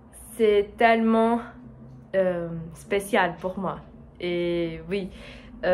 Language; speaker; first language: French; non-native, learner; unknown